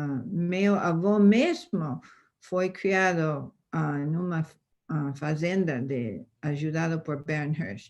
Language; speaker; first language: Portuguese; non-native, fluent; English